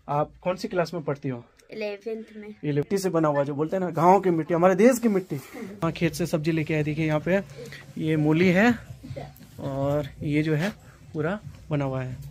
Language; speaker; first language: Hindi; non-native, local second language; Gujarati